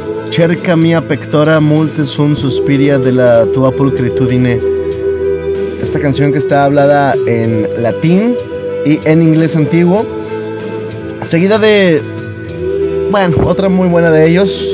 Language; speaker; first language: Spanish; native; Spanish